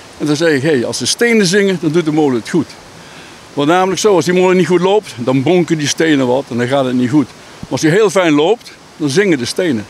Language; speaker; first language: Dutch; native; Dutch